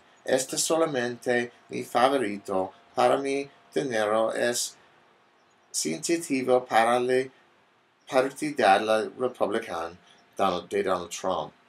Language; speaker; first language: Spanish; non-native, learner; English